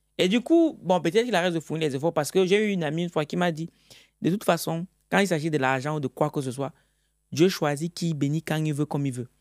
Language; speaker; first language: French; native; French